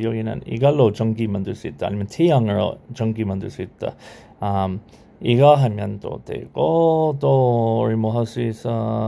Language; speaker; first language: Korean; non-native, learner; English